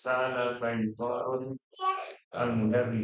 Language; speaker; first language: Arabic; non-native, learner; Indonesian